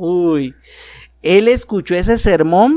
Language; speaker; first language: Spanish; native; Spanish